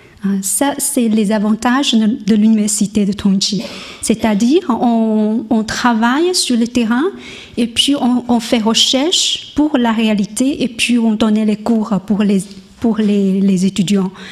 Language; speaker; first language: French; non-native, learner; Chinese